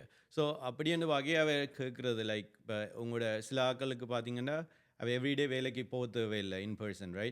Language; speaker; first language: Tamil; early bilingual, other home language; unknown